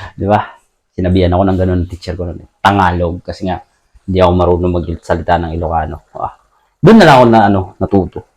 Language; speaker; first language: Filipino; native; Filipino